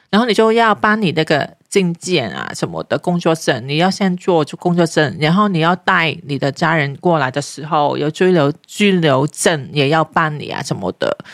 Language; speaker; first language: Chinese; non-native, local second language; Cantonese